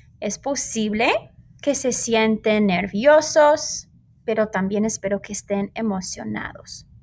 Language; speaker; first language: Spanish; non-native, fluent; English